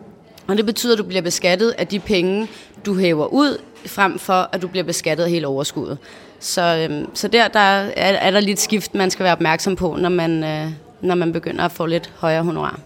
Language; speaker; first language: Danish; native; Danish